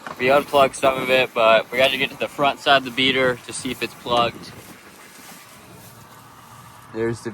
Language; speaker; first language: English; native; English